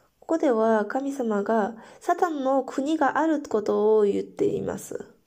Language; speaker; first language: Japanese; non-native, fluent; Korean